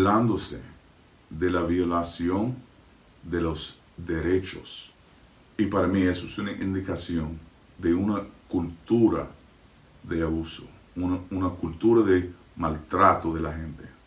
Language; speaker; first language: Spanish; non-native, fluent; English